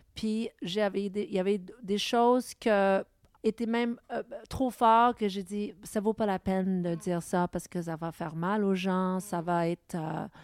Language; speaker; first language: French; non-native, local second language; English